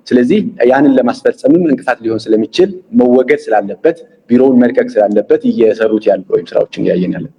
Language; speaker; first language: Amharic; non-native, local second language; Tigrinya